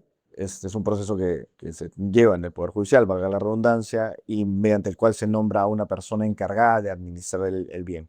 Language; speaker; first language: Spanish; native; Spanish